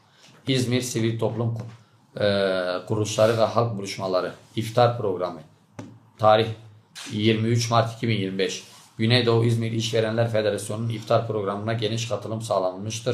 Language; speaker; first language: Turkish; native; Turkish